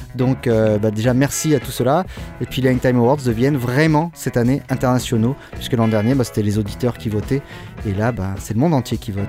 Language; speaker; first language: French; native; French